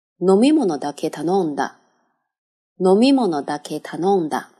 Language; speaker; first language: Japanese; non-native, fluent; Chinese